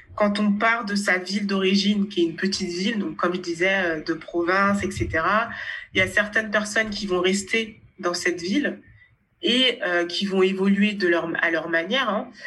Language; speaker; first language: French; native; French